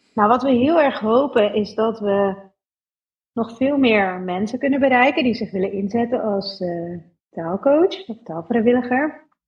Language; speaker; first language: Dutch; native; Dutch